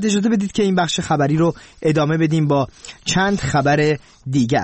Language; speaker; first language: Persian; native; Persian